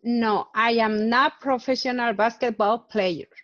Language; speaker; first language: English; non-native, learner; Spanish